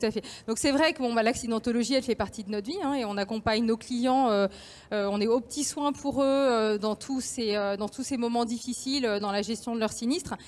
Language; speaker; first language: French; native; French